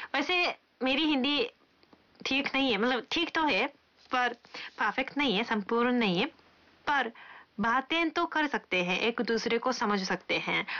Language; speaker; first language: Hindi; non-native, fluent; Japanese